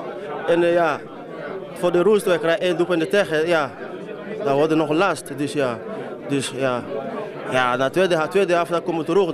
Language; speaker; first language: Dutch; non-native, learner; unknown